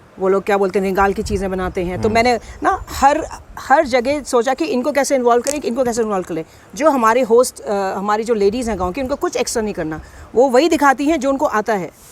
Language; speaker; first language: Hindi; non-native, local second language; Garhwali